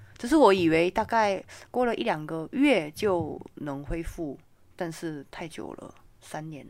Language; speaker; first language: Chinese; non-native, fluent; Korean